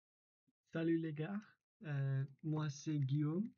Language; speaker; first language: French; non-native, learner; English